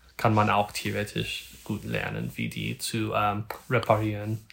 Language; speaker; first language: German; non-native, learner; English